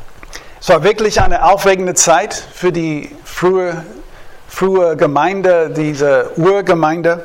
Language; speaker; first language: German; non-native, fluent; English